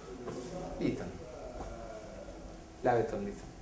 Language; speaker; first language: Greek; non-native, fluent; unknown